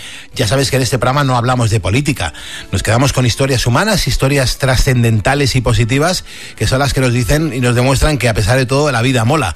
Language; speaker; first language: Spanish; native; Spanish